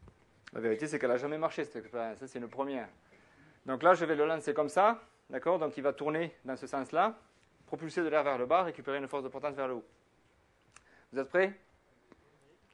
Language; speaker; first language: French; native; French